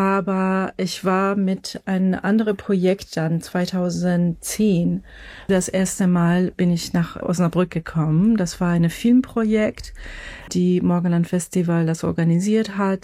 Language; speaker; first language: German; non-native, fluent; Persian